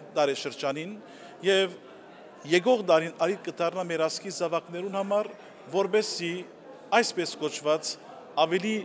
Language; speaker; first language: Armenian; native; Armenian